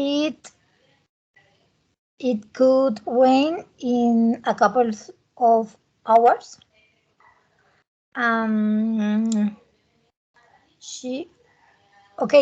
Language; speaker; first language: English; non-native, learner; Spanish